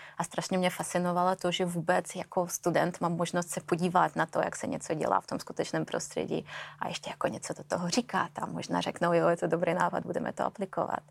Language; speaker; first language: Czech; non-native, fluent; Russian